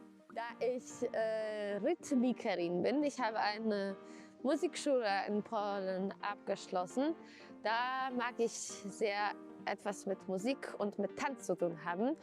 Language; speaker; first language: German; non-native, fluent; Polish